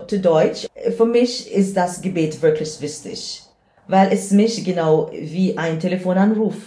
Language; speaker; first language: German; non-native, learner; English